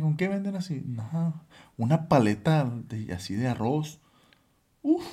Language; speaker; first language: Spanish; early bilingual, other home language; English